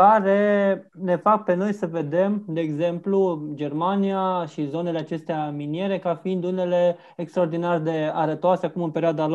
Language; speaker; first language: Romanian; native; Romanian